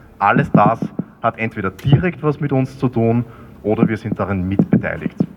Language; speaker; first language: German; native; German